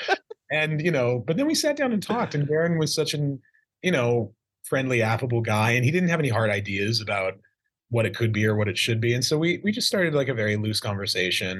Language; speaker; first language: English; native; English